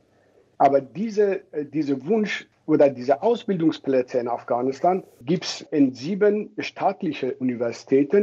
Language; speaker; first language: German; non-native, fluent; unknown